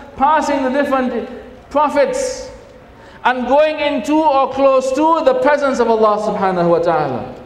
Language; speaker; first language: English; native; English